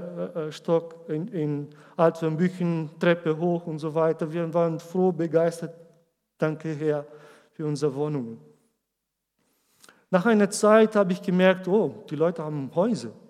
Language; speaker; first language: German; non-native, learner; Portuguese